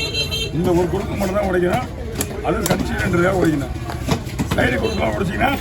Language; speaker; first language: Tamil; native; Tamil